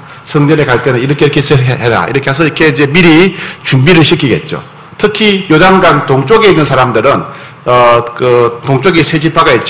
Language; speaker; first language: Korean; native; Korean